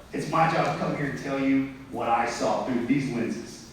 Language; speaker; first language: English; native; English